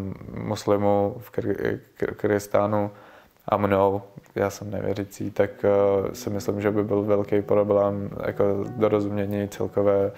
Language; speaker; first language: Czech; early bilingual, other home language; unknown